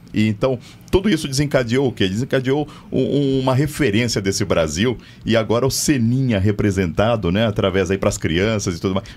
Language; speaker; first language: Portuguese; native; Portuguese